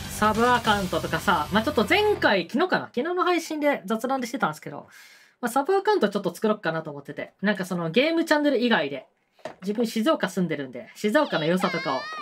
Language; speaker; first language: Japanese; native; Japanese